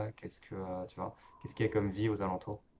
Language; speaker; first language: French; native; French